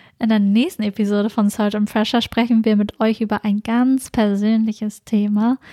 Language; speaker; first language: German; early bilingual, other home language; Vietnamese